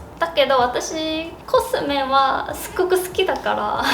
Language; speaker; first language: Japanese; non-native, learner; Korean